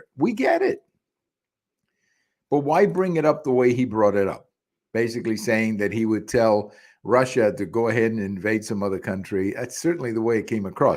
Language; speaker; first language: English; early bilingual, other home language; Spanish